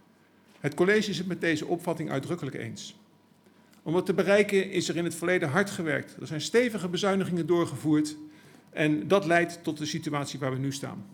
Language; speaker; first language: Dutch; native; Dutch